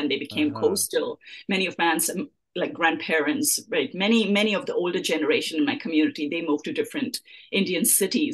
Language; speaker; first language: English; native; English